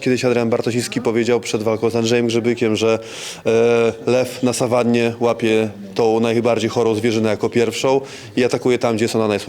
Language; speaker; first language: Polish; native; Polish